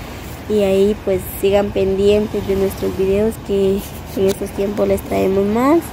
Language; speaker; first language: Spanish; native; Spanish